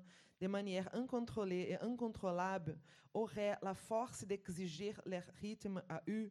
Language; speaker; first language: French; non-native, fluent; Portuguese